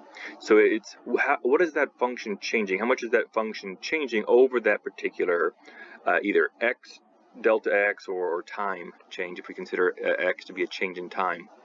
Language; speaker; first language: English; native; English